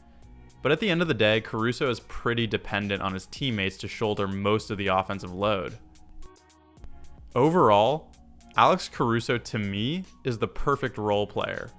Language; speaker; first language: English; native; English